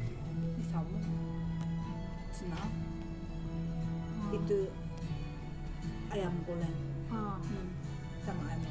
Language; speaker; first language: Indonesian; non-native, learner; Japanese